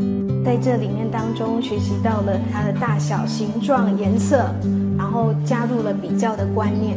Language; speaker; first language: Chinese; native; Chinese